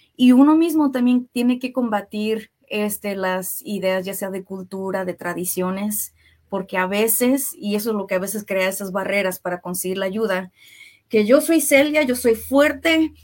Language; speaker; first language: Spanish; early bilingual, heritage; Spanish